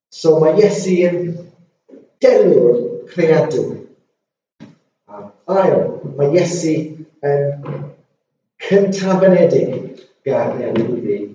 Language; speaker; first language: Welsh; non-native, local second language; English